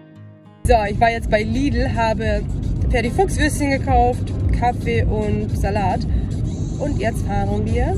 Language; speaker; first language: German; native; German